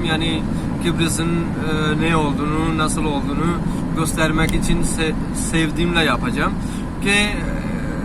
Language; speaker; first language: Turkish; non-native, learner; Urdu